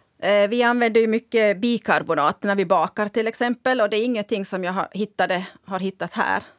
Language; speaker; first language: Swedish; native; Swedish